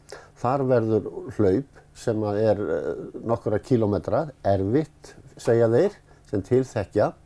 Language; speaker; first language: Icelandic; native; Icelandic